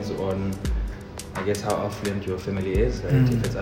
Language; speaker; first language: English; non-native, local second language; Tswana